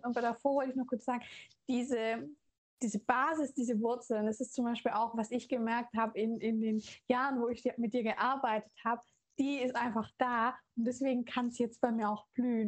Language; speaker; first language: German; native; German